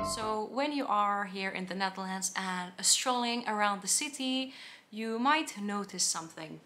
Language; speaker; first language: English; non-native, fluent; Finnish